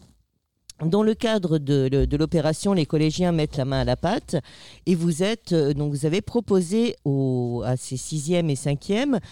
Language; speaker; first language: French; native; French